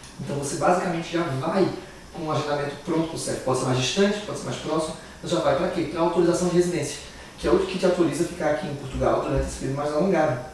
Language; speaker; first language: Portuguese; native; Portuguese